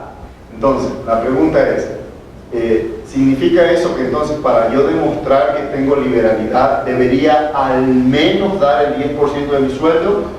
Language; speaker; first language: Spanish; native; Spanish